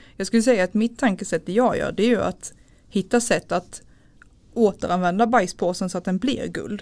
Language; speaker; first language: Swedish; native; Swedish